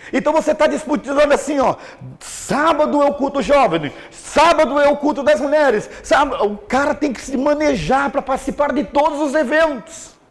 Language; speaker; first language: Portuguese; native; Portuguese